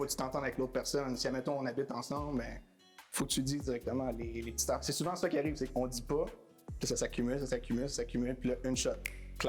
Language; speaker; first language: French; native; French